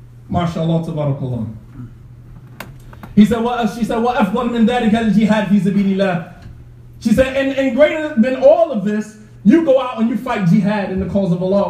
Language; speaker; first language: English; native; English